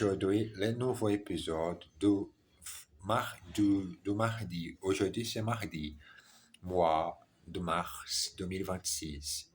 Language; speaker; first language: French; non-native, learner; German